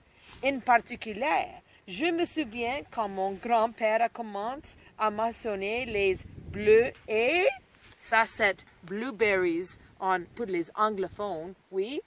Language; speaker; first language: French; non-native, learner; English